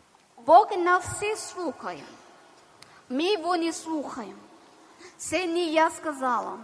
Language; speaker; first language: Ukrainian; non-native, learner; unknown